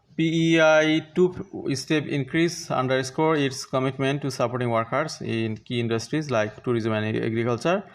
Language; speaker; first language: English; non-native, local second language; Bangla